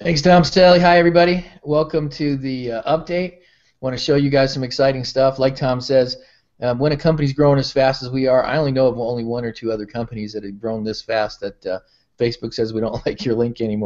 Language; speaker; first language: English; native; English